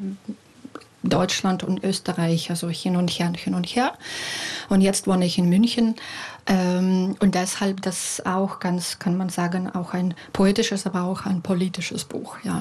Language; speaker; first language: German; non-native, fluent; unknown